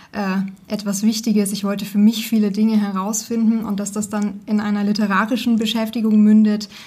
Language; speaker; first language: German; native; German